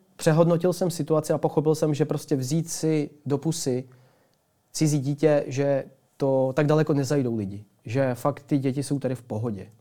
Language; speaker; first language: Czech; early bilingual, other home language; Ukrainian